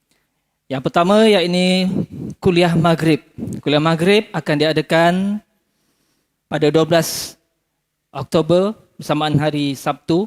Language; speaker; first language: Malay; native; Malay